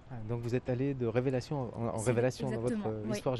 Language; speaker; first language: French; native; French